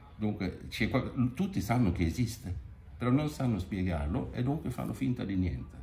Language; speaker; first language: Italian; non-native, fluent; Swedish